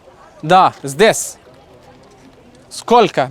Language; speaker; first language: Russian; non-native, learner; Arabic